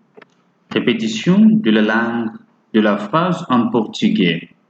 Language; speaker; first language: French; non-native, fluent; Portuguese